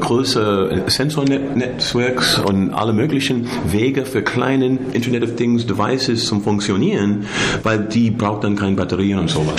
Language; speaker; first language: German; non-native, learner; English